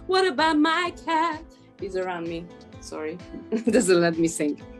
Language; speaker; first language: English; non-native, fluent; Hungarian